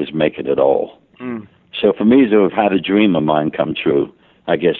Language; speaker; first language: English; native; English